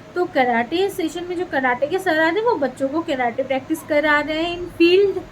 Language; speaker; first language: Hindi; non-native, local second language; Bangla